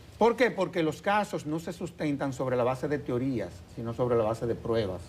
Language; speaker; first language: Spanish; native; Spanish